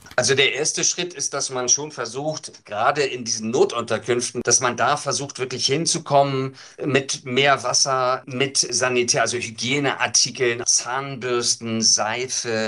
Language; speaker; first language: German; native; German